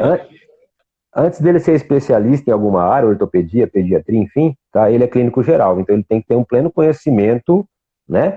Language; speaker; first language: Portuguese; native; Portuguese